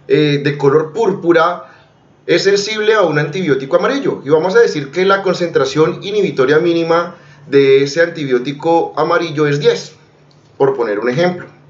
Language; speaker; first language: Spanish; native; Spanish